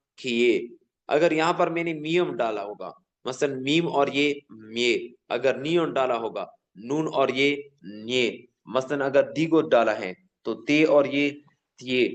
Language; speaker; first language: Urdu; non-native, local second language; Pashto